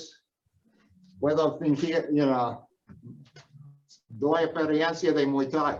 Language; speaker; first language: Spanish; non-native, fluent; English